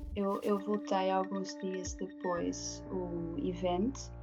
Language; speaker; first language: Portuguese; non-native, learner; Dutch